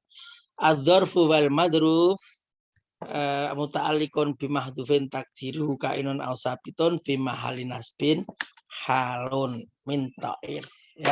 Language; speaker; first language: Arabic; non-native, fluent; Indonesian